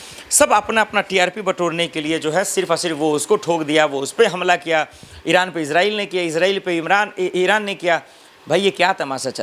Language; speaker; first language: Hindi; native; Hindi